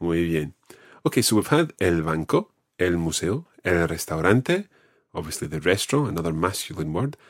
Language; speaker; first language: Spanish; non-native, fluent; English